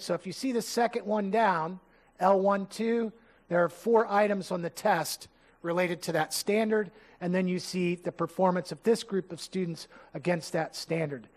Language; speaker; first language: English; native; English